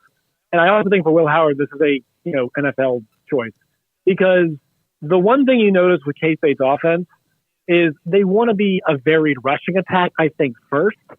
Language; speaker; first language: English; native; English